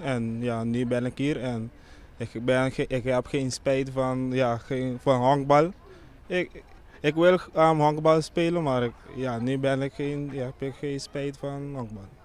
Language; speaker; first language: Dutch; non-native, local second language; Papiamento